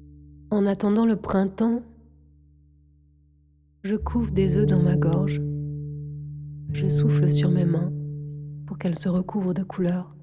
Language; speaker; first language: French; native; French